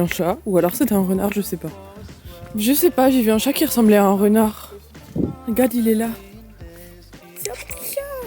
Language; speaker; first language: French; native; French